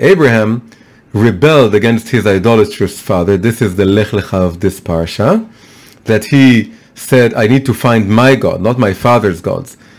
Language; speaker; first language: English; non-native, fluent; Hebrew